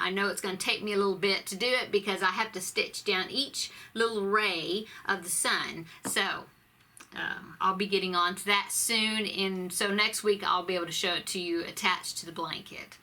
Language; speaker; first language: English; native; English